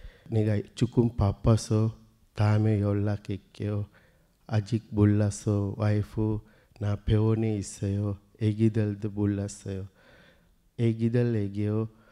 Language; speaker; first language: Korean; non-native, learner; Sinhala